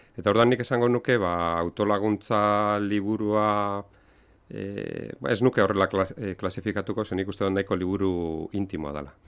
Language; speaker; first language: Basque; non-native, local second language; Spanish